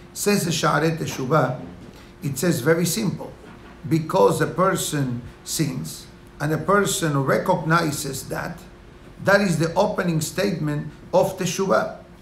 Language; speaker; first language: English; non-native, fluent; Spanish